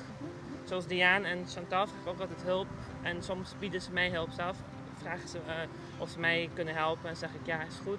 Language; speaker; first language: Dutch; non-native, local second language; Papiamento